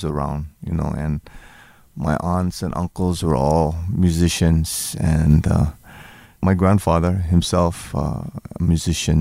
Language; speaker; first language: English; native; English